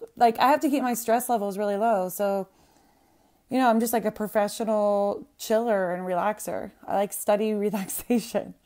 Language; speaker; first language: English; native; English